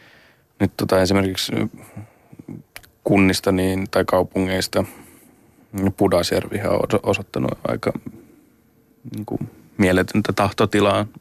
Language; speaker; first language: Finnish; native; Finnish